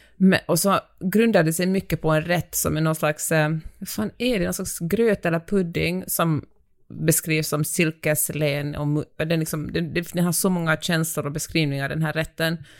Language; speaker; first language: Swedish; native; Swedish